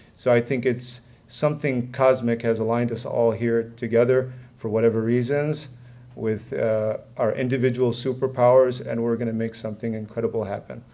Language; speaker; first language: English; early bilingual, other home language; Assyrian Neo-Aramaic